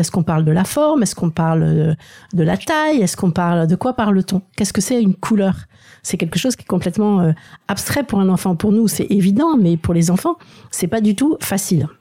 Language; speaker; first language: French; native; French